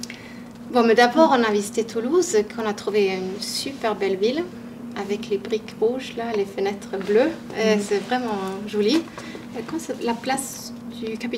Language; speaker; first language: French; non-native, fluent; Swedish